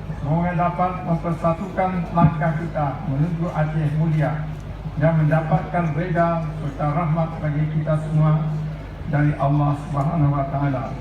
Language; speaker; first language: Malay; non-native, local second language; Achinese